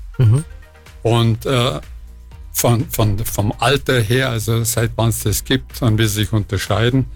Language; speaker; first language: German; native; German